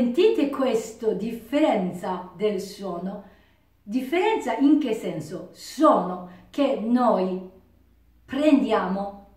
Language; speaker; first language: Italian; non-native, learner; Japanese